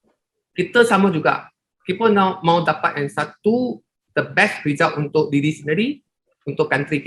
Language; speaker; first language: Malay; non-native, local second language; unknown